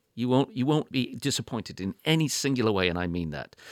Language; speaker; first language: English; native; English